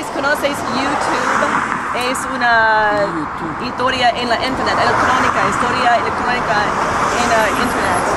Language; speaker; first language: Spanish; non-native, learner; English